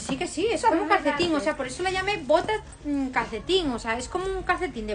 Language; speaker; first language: Spanish; native; Spanish